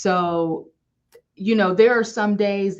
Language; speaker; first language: English; native; English